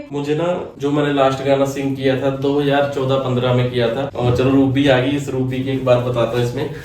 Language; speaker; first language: Hindi; native; Hindi